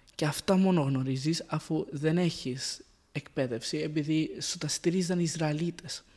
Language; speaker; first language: Greek; non-native, fluent; Arabic